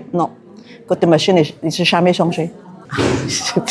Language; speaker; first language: French; non-native, learner; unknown